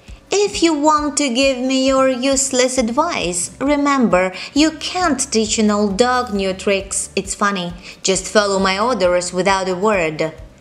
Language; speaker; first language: English; non-native, fluent; Russian